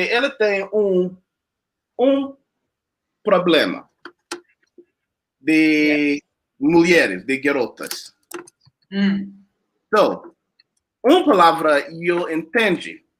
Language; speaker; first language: Portuguese; non-native, learner; English